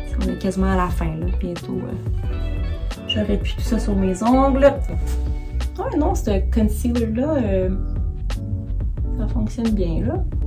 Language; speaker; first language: French; native; French